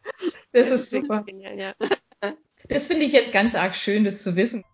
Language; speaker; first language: German; native; German